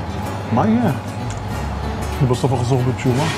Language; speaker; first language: Hebrew; native; Hebrew